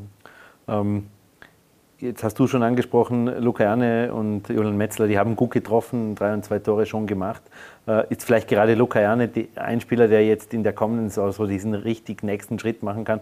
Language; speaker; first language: German; native; German